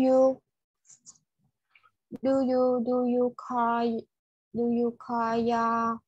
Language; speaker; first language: English; non-native, learner; Vietnamese